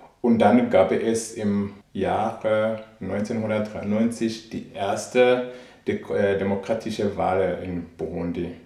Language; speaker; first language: German; non-native, fluent; Rundi